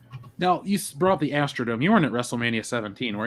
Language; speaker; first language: English; native; English